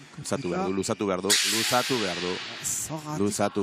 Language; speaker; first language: Basque; native; Basque